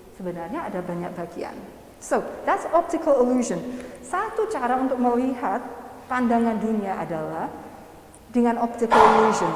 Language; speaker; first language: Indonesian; non-native, fluent; English